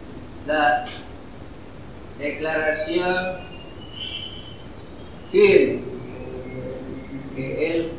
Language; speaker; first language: Spanish; non-native, fluent; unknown